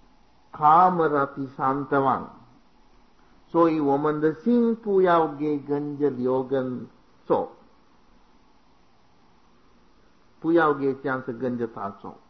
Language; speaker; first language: Chinese; non-native, fluent; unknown